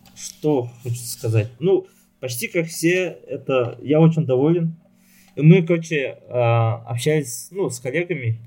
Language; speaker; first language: Russian; non-native, local second language; Yakut